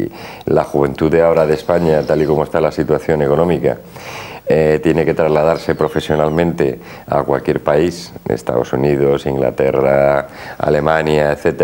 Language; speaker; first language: Spanish; native; Spanish